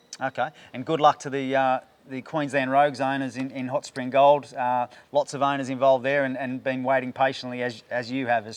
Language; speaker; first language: English; native; English